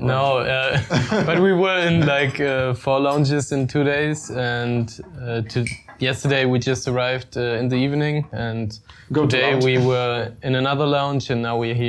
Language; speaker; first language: English; non-native, fluent; German